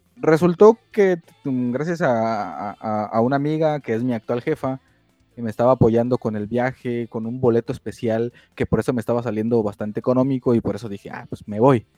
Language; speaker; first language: Spanish; native; Spanish